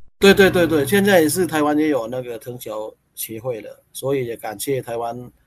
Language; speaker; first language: Chinese; non-native, learner; Thai